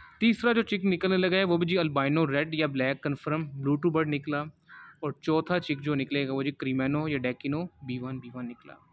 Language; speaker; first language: Urdu; non-native, local second language; Punjabi